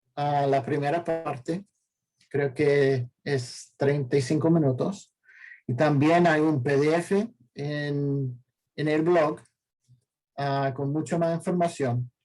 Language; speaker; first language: Spanish; non-native, fluent; English